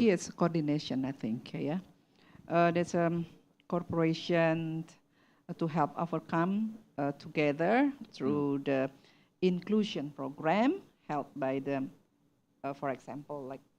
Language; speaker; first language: English; non-native, learner; Indonesian